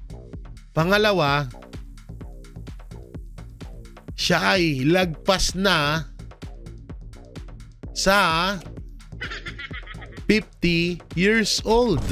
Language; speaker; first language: Filipino; native; Filipino